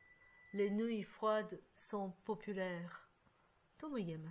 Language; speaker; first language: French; non-native, fluent; Japanese